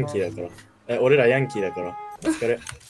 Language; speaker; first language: Japanese; native; Japanese